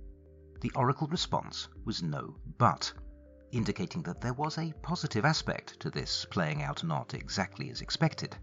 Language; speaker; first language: English; native; English